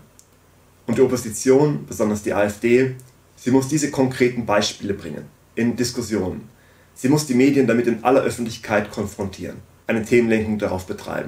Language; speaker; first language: German; native; German